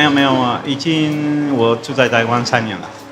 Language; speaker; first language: Chinese; non-native, learner; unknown